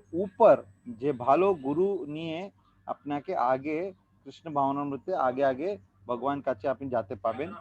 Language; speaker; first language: Bangla; non-native, learner; Hindi